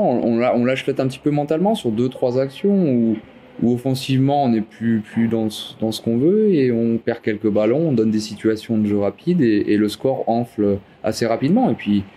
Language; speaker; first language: French; native; French